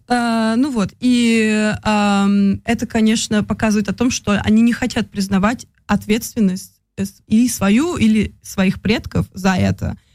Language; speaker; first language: Russian; early bilingual, heritage; Russian